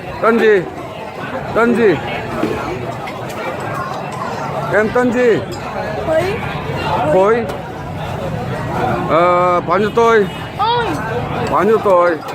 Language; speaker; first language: Vietnamese; non-native, learner; Korean